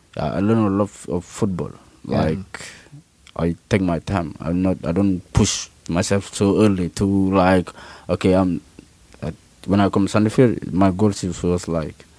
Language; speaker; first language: English; non-native, learner; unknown